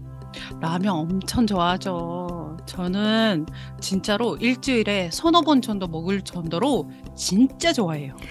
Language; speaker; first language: Korean; non-native, learner; Japanese